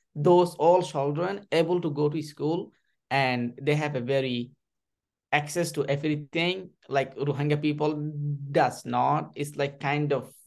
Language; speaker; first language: English; non-native, fluent; Burmese